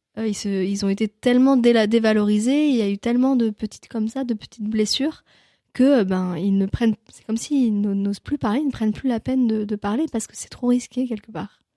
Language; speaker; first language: French; native; French